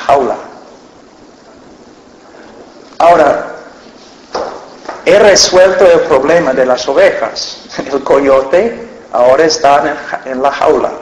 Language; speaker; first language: Spanish; non-native, fluent; English